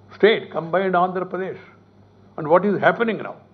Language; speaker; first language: English; non-native, local second language; Telugu